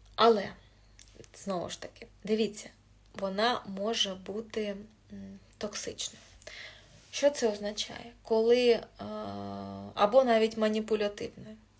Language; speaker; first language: Ukrainian; non-native, local second language; Russian